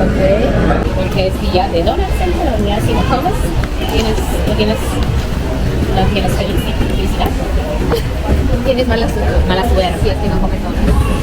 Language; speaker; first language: Spanish; non-native, learner; Polish